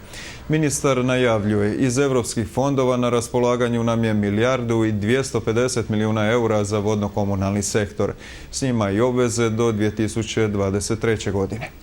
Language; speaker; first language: Croatian; native; Croatian